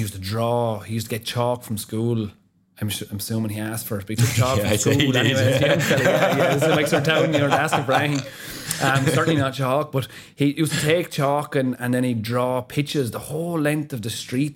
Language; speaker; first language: English; native; English